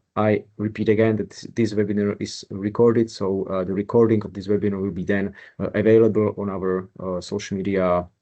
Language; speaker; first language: English; non-native, fluent; Slovak